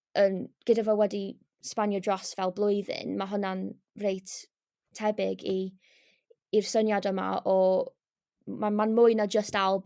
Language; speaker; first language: Welsh; non-native, local second language; English